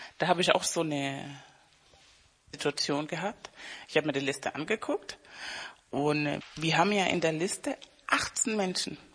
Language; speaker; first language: German; non-native, fluent; Spanish